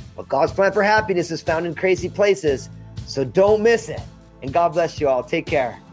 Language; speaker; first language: English; early bilingual, other home language; Italian